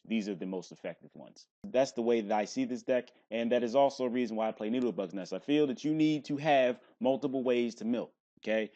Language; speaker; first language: English; native; English